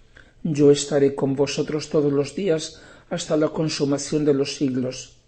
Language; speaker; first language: Spanish; native; Spanish